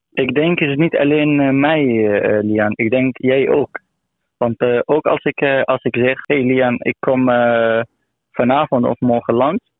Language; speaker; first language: Dutch; non-native, learner; Arabic